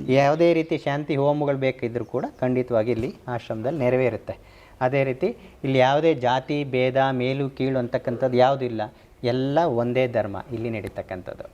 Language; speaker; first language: Kannada; native; Kannada